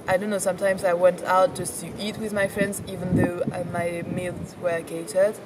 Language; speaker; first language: English; non-native, fluent; French